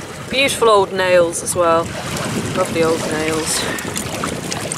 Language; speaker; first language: English; native; English